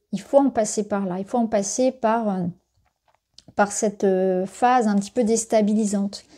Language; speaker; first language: French; native; French